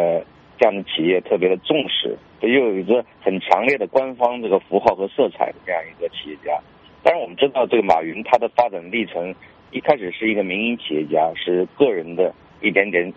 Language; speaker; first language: Chinese; native; Chinese